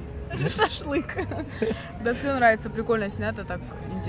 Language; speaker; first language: Russian; native; Russian